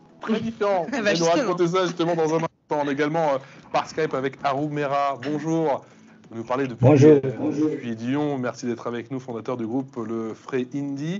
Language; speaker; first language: French; native; French